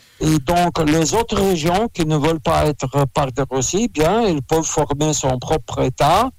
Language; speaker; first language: French; non-native, learner; Russian